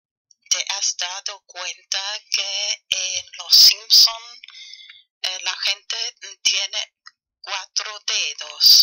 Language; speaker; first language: Spanish; non-native, fluent; German